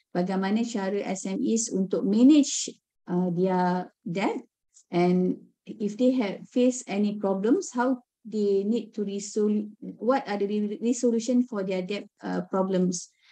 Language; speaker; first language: English; non-native, local second language; Malay